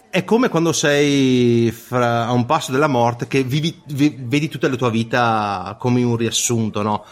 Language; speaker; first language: Italian; native; Italian